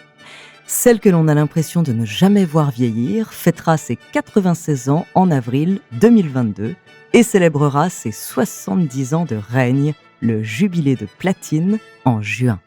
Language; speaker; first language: French; native; French